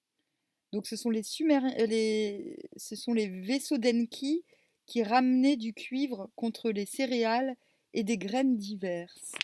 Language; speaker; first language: French; native; French